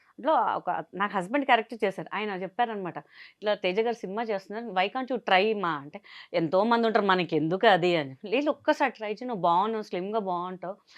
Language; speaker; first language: Telugu; non-native, local second language; Hindi